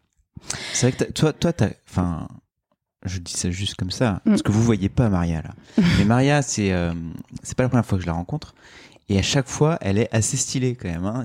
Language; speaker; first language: French; native; French